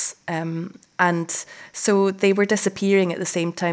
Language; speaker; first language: English; native; English